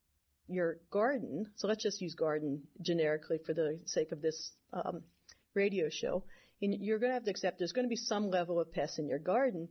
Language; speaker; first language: English; native; English